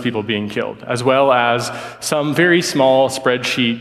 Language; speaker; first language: English; native; English